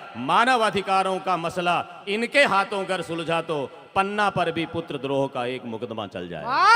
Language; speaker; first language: Hindi; non-native, local second language; Rajasthani